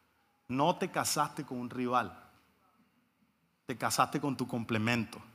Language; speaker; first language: Spanish; native; Spanish